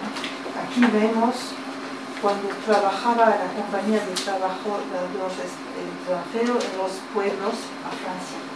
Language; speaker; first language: Spanish; early bilingual, heritage; French